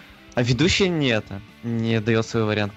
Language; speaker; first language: Russian; native; Russian